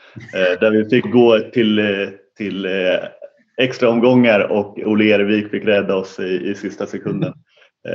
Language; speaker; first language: Swedish; native; Swedish